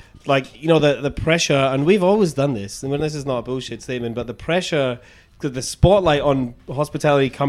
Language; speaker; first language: English; native; English